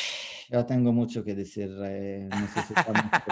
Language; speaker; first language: Spanish; non-native, fluent; Arabic